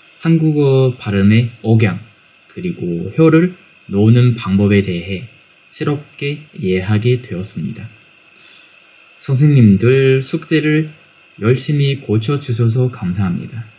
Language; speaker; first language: Korean; non-native, learner; Chinese